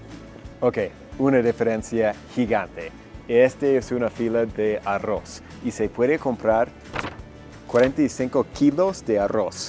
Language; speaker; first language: Spanish; non-native, fluent; English